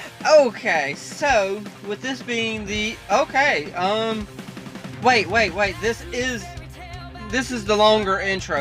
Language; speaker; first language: English; native; English